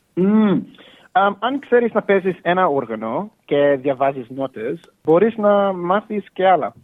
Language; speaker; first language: Greek; early bilingual, heritage; Greek